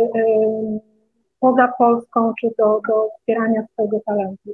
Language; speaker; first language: Polish; native; Polish